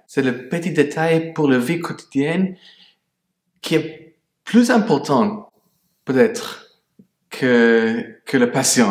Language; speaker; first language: French; non-native, fluent; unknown